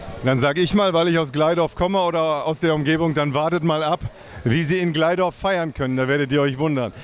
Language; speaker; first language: German; native; German